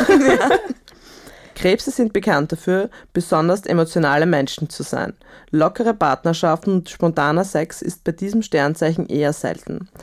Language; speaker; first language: German; native; German